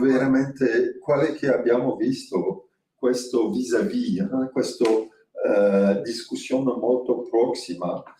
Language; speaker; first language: Italian; non-native, fluent; French